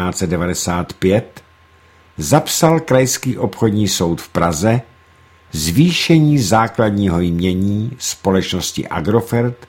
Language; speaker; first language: Czech; native; Czech